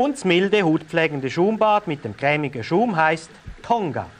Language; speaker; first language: German; native; German